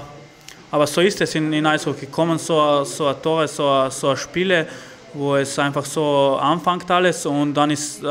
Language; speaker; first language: German; non-native, fluent; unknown